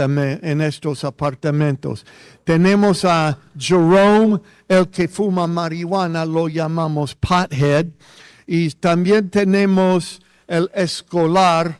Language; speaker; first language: Spanish; non-native, fluent; English